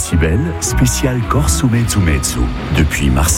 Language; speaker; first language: French; native; French